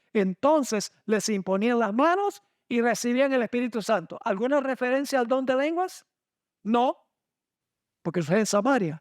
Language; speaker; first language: Spanish; non-native, fluent; English